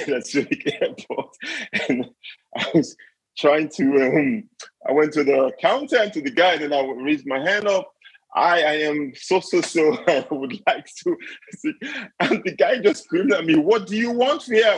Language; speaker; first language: English; non-native, local second language; Krio